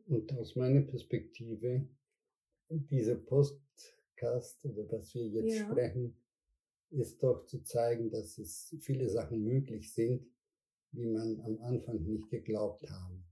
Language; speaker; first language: German; non-native, fluent; Spanish